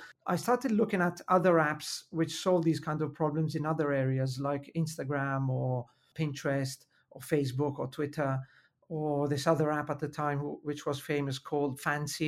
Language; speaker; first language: English; non-native, fluent; Italian